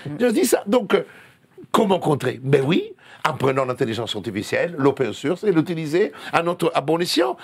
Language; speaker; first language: French; non-native, fluent; Italian